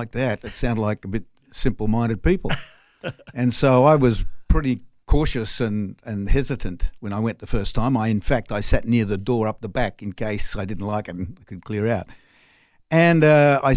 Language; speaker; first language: English; non-native, local second language; French